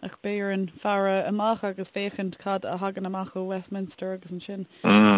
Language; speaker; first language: Irish; native; Irish